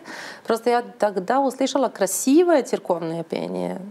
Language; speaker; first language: Russian; non-native, learner; Serbian